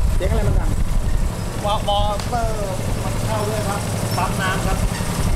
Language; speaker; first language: Thai; native; Thai